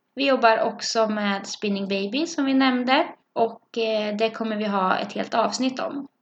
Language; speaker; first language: Swedish; native; Swedish